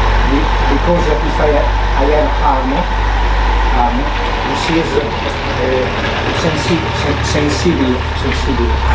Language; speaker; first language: English; non-native, learner; Italian